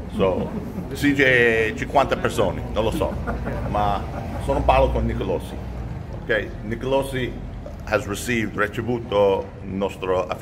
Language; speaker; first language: Italian; non-native, learner; English